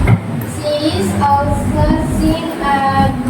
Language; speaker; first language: English; non-native, learner; Indonesian